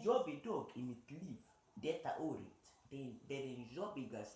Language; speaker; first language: Swedish; early bilingual, other home language; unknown